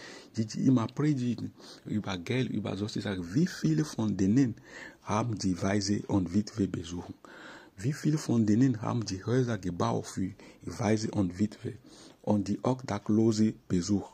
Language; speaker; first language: German; non-native, fluent; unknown